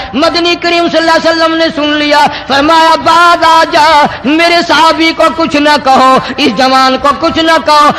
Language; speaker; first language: Urdu; non-native, local second language; Saraiki